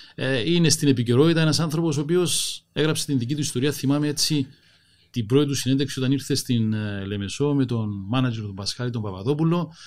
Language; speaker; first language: Greek; native; Greek